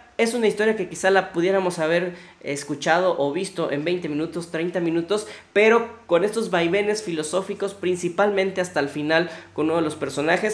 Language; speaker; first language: Spanish; native; Spanish